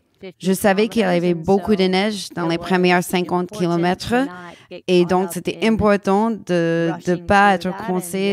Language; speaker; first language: French; non-native, learner; English